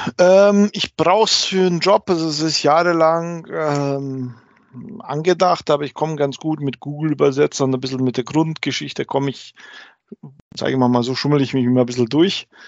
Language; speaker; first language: German; early bilingual, other home language; Croatian